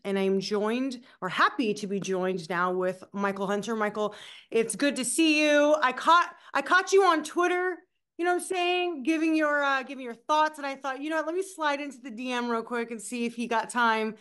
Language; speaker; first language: English; native; English